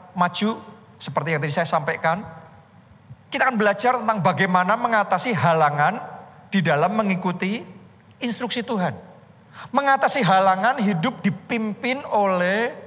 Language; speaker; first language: Indonesian; native; Indonesian